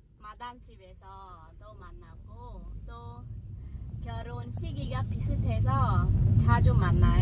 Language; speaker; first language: Korean; non-native, learner; Khmer